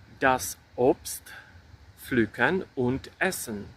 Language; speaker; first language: German; non-native, fluent; Polish